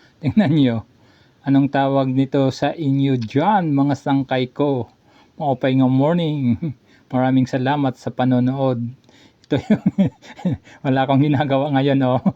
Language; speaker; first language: Filipino; non-native, local second language; Waray